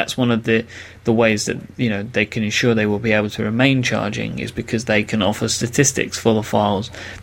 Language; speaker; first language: English; native; English